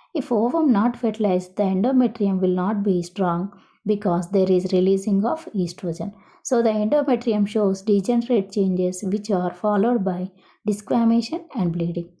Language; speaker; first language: English; non-native, local second language; Telugu